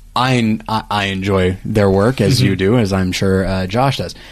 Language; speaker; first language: English; native; English